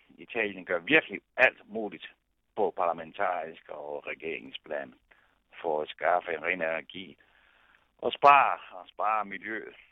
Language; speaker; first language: Danish; non-native, fluent; Italian